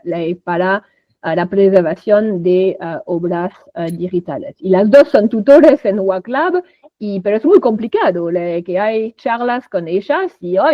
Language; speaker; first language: Spanish; non-native, fluent; French